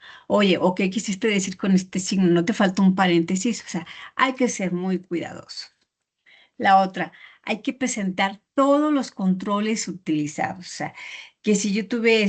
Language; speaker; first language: Spanish; native; Spanish